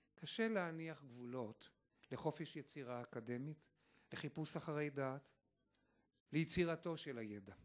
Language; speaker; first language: Hebrew; native; Hebrew